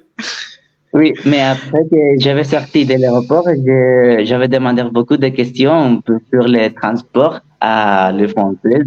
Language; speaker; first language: French; non-native, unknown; Spanish